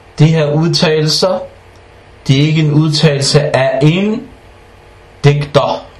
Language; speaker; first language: Danish; non-native, fluent; Arabic